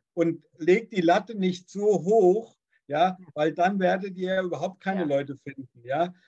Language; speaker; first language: German; native; German